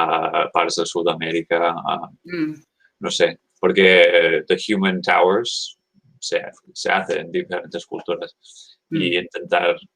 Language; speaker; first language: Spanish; non-native, fluent; English